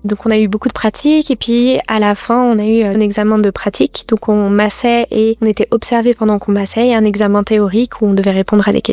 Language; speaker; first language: French; native; French